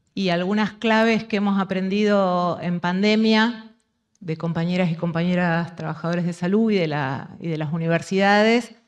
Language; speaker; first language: Spanish; native; Spanish